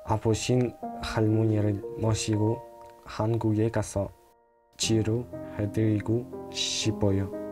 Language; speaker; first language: Korean; non-native, learner; Russian